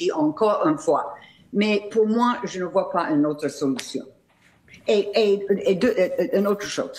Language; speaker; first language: French; non-native, fluent; English